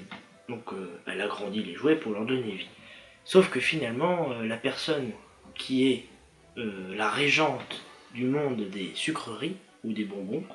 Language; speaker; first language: French; native; French